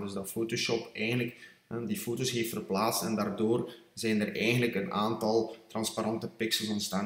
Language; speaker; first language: Dutch; native; Dutch